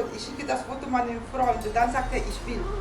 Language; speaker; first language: German; non-native, fluent; Italian